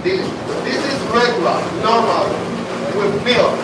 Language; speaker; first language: English; non-native, learner; Spanish